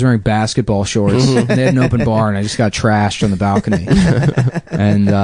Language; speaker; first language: English; native; English